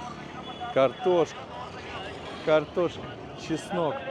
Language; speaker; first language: Russian; native; Russian